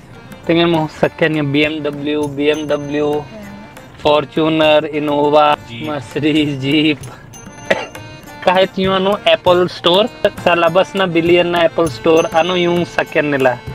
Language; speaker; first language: Filipino; non-native, learner; Punjabi